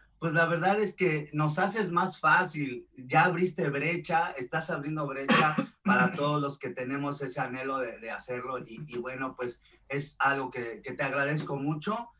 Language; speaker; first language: Spanish; native; Spanish